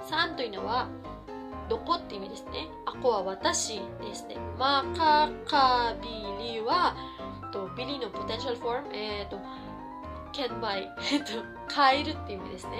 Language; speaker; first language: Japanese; non-native, fluent; Filipino